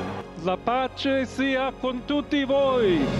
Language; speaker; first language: Italian; non-native, fluent; English